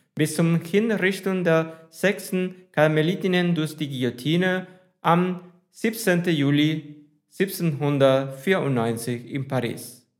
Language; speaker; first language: German; non-native, fluent; Spanish